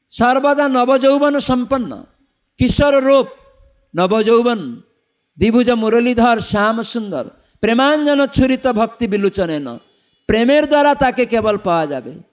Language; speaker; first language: Bangla; non-native, fluent; Odia